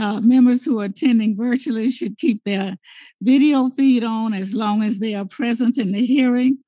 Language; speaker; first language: English; native; English